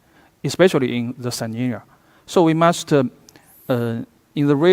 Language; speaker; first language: English; non-native, fluent; Chinese